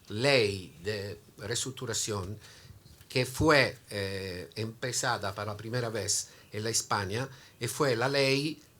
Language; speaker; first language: Spanish; non-native, learner; Italian